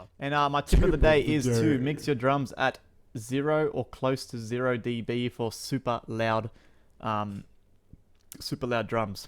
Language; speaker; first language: English; native; English